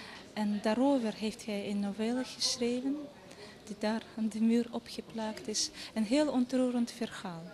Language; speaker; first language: Dutch; non-native, fluent; Russian